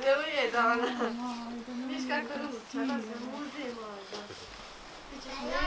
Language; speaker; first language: Bosnian; native; Bosnian